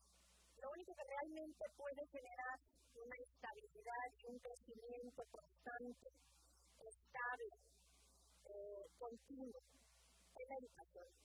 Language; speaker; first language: Spanish; native; Spanish